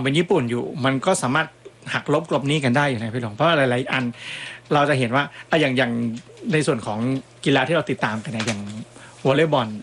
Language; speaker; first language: Thai; native; Thai